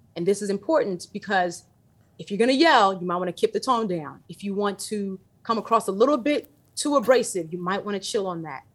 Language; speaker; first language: English; early bilingual, other home language; Yoruba